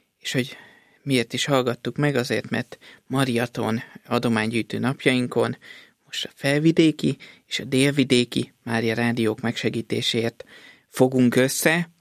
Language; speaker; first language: Hungarian; native; Hungarian